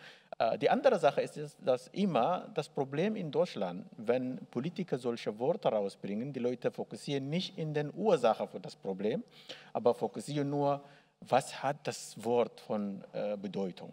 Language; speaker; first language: German; non-native, learner; Arabic